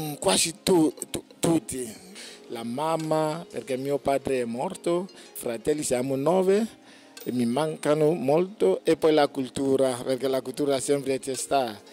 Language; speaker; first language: Italian; non-native, learner; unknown